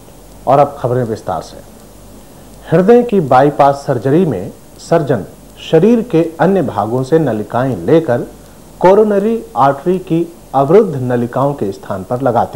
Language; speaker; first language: Hindi; native; Hindi